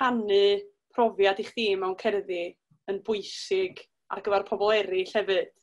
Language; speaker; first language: Welsh; native; Welsh